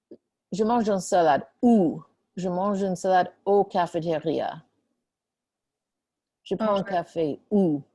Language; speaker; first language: French; non-native, fluent; English